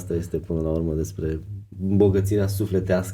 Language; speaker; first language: Romanian; native; Romanian